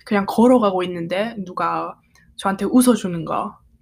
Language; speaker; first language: Korean; early bilingual, heritage; Korean